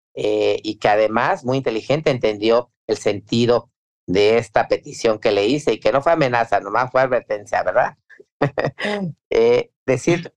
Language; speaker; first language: Spanish; native; Spanish